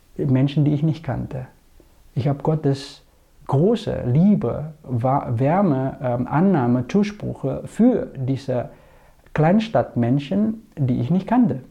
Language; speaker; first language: German; non-native, fluent; Indonesian